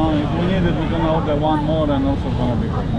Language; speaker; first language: English; non-native, fluent; Polish